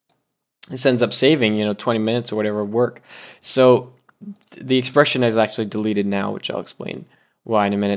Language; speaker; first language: English; native; English